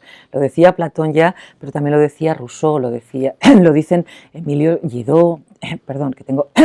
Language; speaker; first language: Spanish; native; Spanish